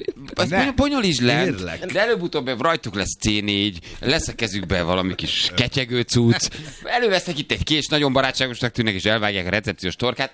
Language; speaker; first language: Hungarian; native; Hungarian